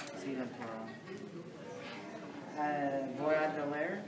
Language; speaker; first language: Spanish; non-native, learner; English